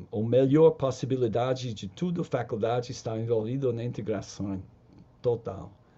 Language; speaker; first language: Portuguese; non-native, learner; English